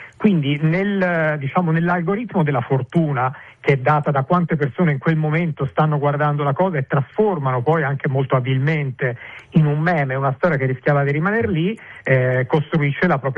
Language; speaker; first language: Italian; native; Italian